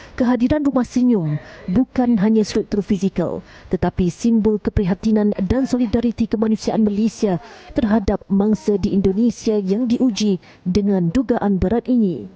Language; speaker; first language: Malay; native; Malay